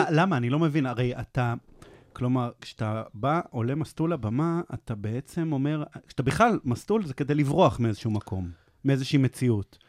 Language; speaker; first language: Hebrew; native; Hebrew